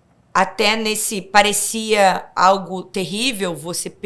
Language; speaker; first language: Portuguese; native; Portuguese